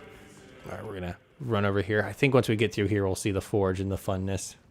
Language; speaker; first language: English; native; English